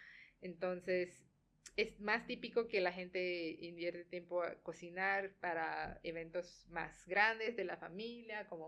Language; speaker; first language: Spanish; non-native, fluent; Tamil